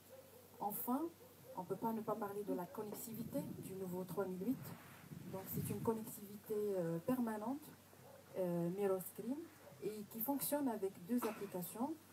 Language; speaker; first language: French; non-native, local second language; Arabic